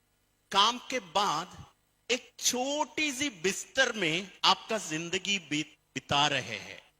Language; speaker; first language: Hindi; non-native, fluent; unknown